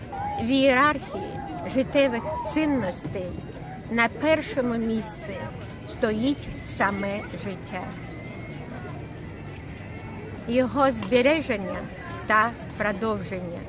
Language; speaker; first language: Ukrainian; non-native, local second language; Russian